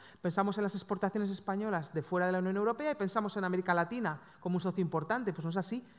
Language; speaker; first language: Spanish; native; Spanish